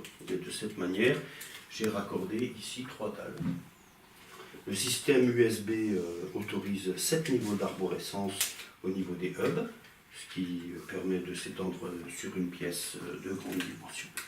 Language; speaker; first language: French; native; French